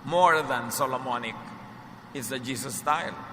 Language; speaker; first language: English; non-native, local second language; Filipino